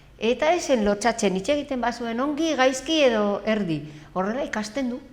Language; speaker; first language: Basque; non-native, local second language; Spanish